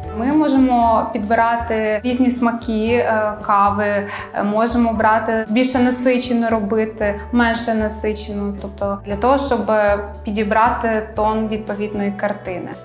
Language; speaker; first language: Ukrainian; non-native, local second language; Romanian